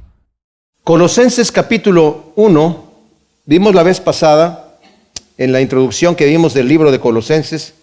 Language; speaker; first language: Spanish; native; Spanish